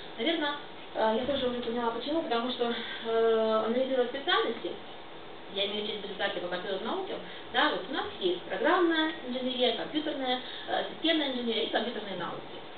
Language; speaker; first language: Russian; non-native, local second language; Ukrainian